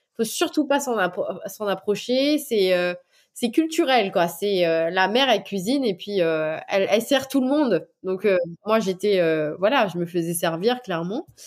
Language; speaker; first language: French; non-native, local second language; Morisyen